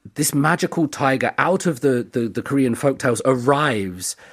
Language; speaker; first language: English; native; English